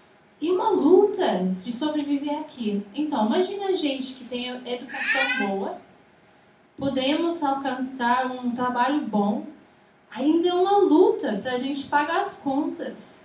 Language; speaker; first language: Portuguese; non-native, fluent; English